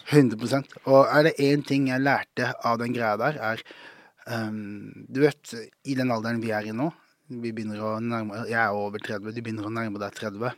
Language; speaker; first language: Norwegian; early bilingual, other home language; Somali